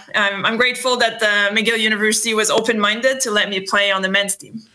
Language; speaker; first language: English; non-native, fluent; French